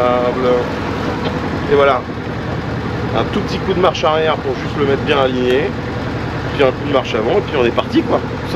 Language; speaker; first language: French; native; French